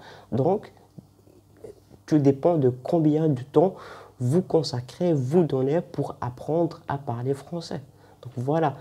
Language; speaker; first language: French; non-native, fluent; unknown